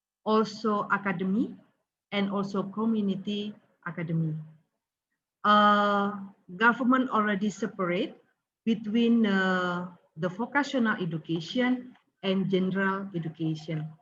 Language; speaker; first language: English; non-native, learner; Indonesian